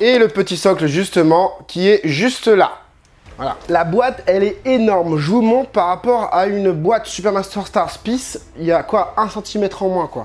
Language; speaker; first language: French; native; French